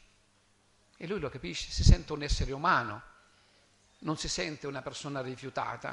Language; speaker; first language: Italian; native; Italian